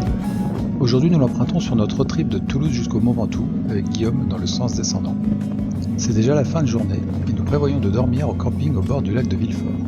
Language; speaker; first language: French; native; French